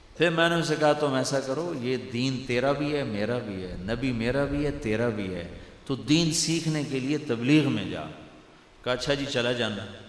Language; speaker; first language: Urdu; non-native, local second language; Punjabi